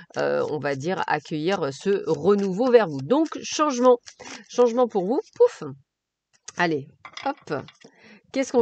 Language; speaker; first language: French; native; French